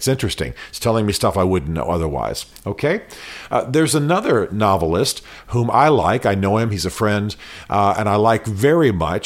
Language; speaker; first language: English; native; English